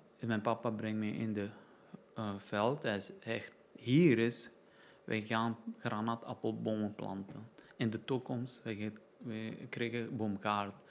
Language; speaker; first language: Dutch; non-native, learner; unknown